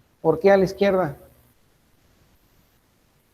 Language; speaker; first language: Spanish; native; Spanish